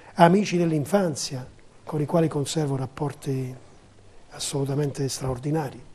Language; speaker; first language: Italian; native; Italian